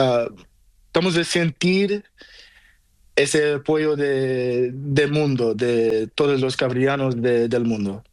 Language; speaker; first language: Spanish; non-native, learner; Portuguese